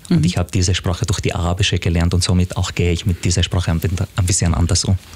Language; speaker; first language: German; non-native, fluent; Arabic